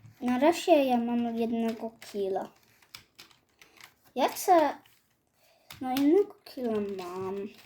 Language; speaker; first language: Polish; native; Polish